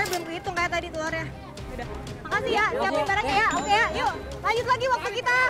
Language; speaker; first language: Indonesian; native; Indonesian